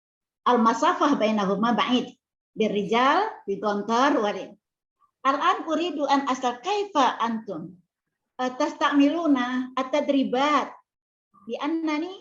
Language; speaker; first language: Arabic; non-native, learner; Indonesian